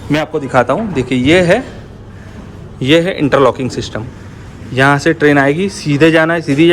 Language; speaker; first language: Hindi; native; Hindi